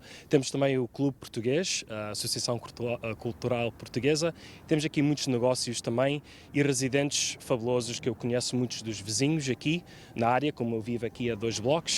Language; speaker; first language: Portuguese; early bilingual, heritage; Portuguese